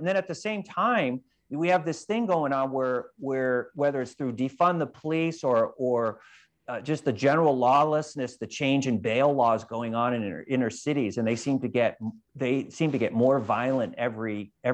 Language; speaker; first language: English; native; English